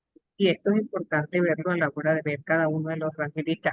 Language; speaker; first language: Spanish; native; Spanish